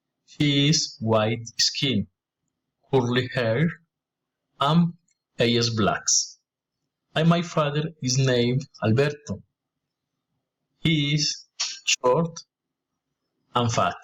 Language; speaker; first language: English; non-native, learner; Spanish